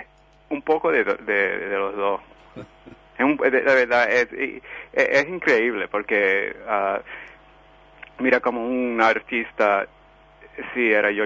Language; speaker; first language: Spanish; early bilingual, heritage; Spanish